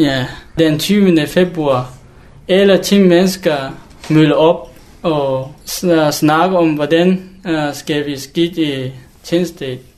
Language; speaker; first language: Danish; non-native, learner; Hakha Chin